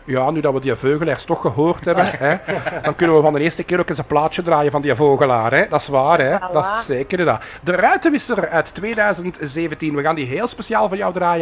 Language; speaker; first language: Dutch; native; Dutch